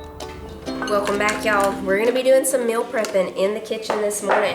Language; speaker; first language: English; native; English